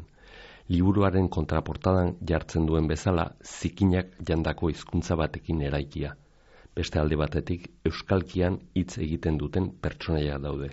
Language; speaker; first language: Basque; native; Basque